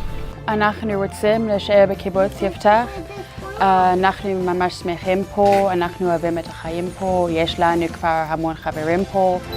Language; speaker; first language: Hebrew; non-native, learner; English